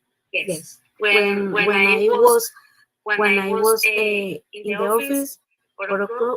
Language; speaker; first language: English; non-native, learner; Spanish